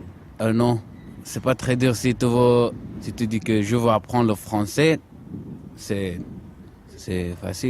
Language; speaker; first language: French; non-native, learner; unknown